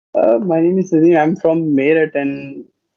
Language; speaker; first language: English; non-native, learner; Hindi